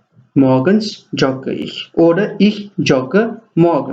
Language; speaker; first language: German; non-native, fluent; Nepali